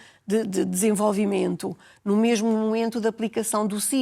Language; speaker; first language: Portuguese; native; Portuguese